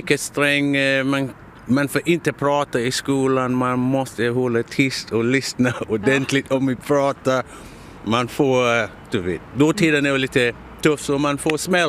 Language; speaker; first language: Swedish; non-native, fluent; English